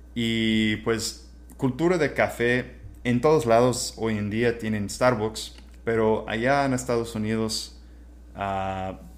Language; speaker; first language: Spanish; non-native, fluent; English